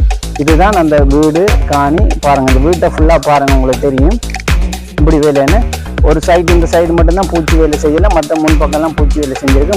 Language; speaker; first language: Tamil; native; Tamil